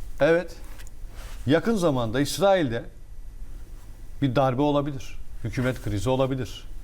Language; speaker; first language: Turkish; native; Turkish